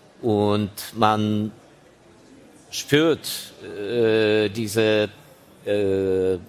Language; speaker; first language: German; non-native, fluent; Ukrainian